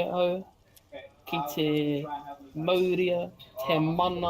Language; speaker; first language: Māori; non-native, local second language; English